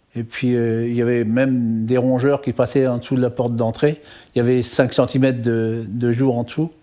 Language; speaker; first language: French; native; French